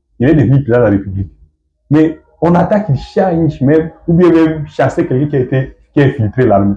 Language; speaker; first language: French; non-native, local second language; Swahili